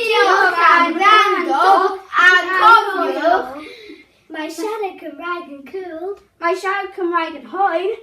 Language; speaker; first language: Welsh; non-native, learner; English